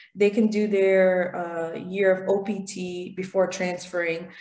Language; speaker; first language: English; early bilingual, other home language; Spanish